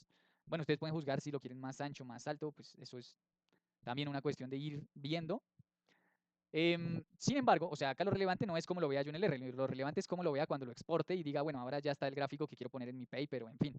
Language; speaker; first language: Spanish; native; Spanish